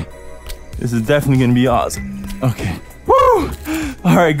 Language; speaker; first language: English; native; English